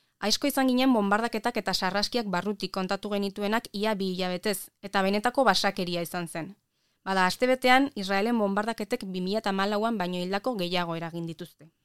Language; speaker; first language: Basque; native; Basque